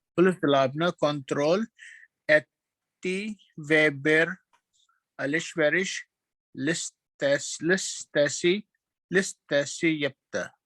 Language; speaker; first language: Turkish; non-native, learner; Urdu